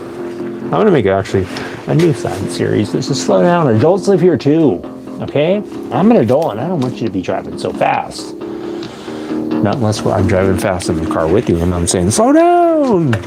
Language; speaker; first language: English; native; English